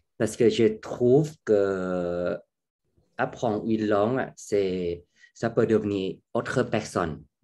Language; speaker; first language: French; non-native, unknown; Thai